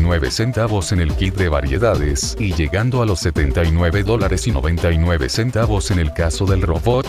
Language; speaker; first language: Spanish; native; Spanish